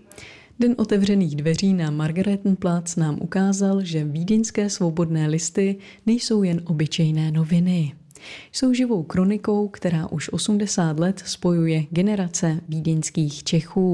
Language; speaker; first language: Czech; native; Czech